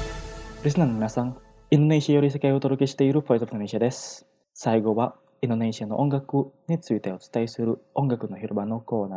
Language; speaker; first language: Japanese; non-native, fluent; Indonesian